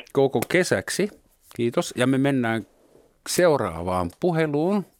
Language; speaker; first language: Finnish; non-native, fluent; German